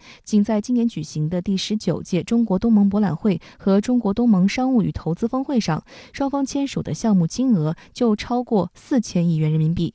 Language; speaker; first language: Chinese; native; Chinese